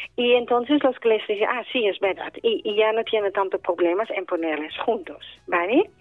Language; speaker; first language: Spanish; non-native, fluent; Dutch